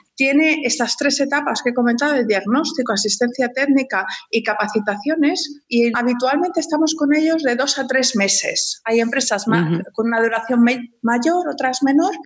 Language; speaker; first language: Spanish; native; Spanish